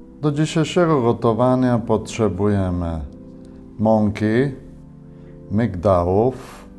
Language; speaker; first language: Polish; non-native, fluent; Italian